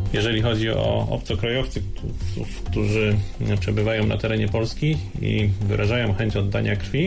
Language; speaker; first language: Polish; native; Polish